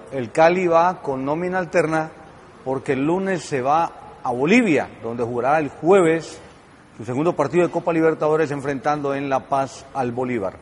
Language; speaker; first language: Spanish; native; Spanish